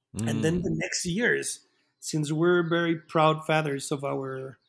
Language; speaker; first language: English; non-native, fluent; Spanish